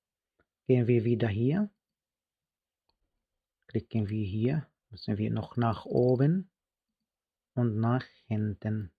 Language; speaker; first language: German; non-native, fluent; Arabic